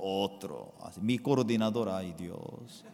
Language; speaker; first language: Spanish; non-native, fluent; Korean